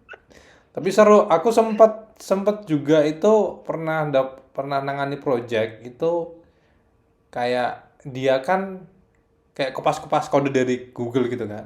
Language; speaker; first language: Indonesian; native; Indonesian